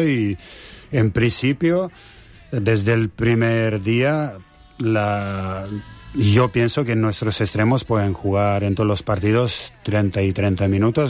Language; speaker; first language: Spanish; non-native, fluent; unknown